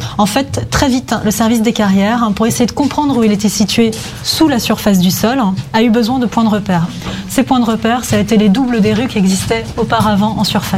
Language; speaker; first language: French; native; French